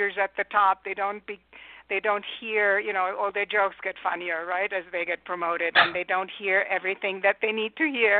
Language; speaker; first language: English; non-native, fluent; Romanian